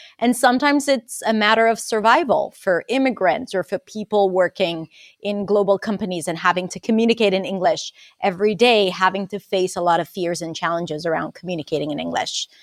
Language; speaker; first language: English; non-native, fluent; Hebrew